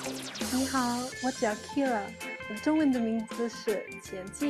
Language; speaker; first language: Chinese; non-native, learner; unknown